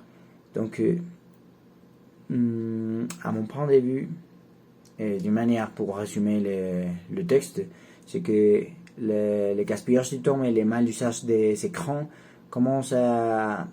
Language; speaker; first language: French; non-native, learner; Spanish